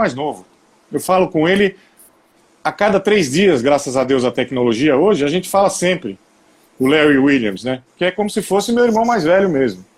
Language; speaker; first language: Portuguese; native; Portuguese